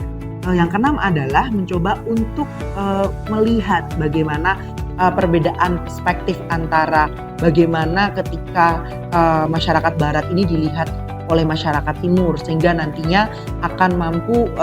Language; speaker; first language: Indonesian; native; Indonesian